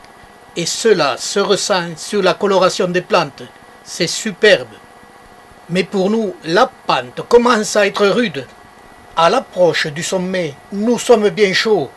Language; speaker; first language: French; native; French